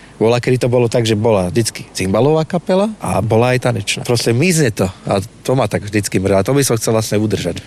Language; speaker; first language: Slovak; native; Slovak